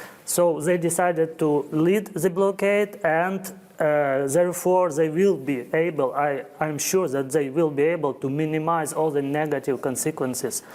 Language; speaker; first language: English; non-native, fluent; Ukrainian